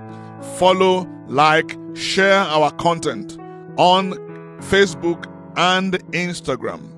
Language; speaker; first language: English; non-native, local second language; Yoruba